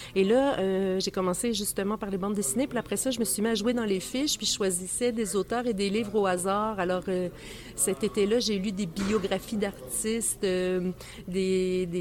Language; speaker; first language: French; native; French